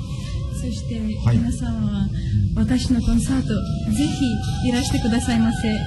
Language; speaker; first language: Japanese; non-native, learner; Ukrainian